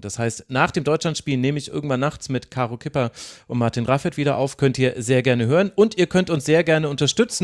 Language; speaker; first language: German; native; German